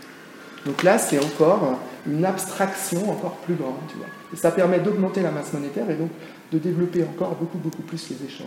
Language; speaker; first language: French; native; French